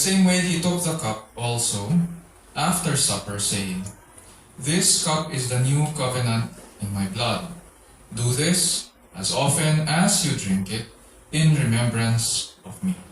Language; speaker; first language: English; non-native, local second language; Filipino